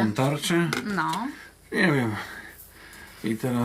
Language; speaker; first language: Polish; native; Polish